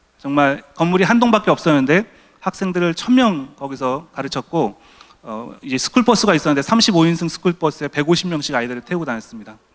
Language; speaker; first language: Korean; native; Korean